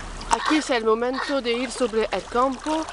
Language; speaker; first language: Spanish; non-native, learner; French